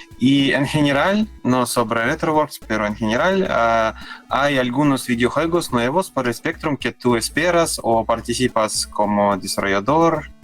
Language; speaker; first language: Spanish; non-native, learner; Russian